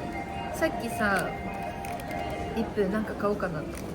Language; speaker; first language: Japanese; native; Japanese